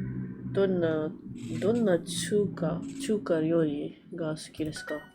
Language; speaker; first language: Japanese; non-native, learner; English